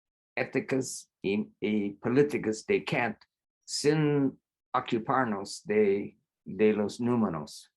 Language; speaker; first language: Spanish; non-native, fluent; English